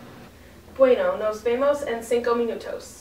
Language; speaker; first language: Spanish; non-native, learner; English